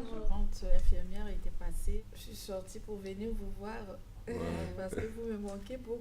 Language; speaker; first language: French; non-native, learner; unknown